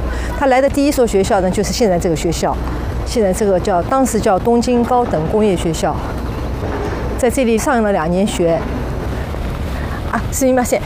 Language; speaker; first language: Chinese; native; Chinese